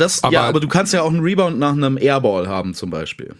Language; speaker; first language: German; native; German